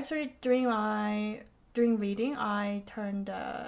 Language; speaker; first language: English; non-native, fluent; Korean